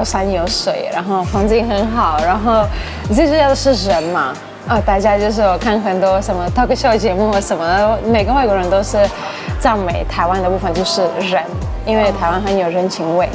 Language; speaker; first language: Chinese; non-native, fluent; Russian